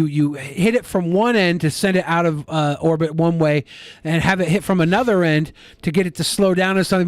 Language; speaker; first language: English; native; English